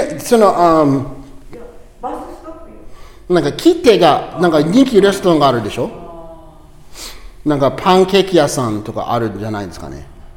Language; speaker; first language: Japanese; non-native, learner; English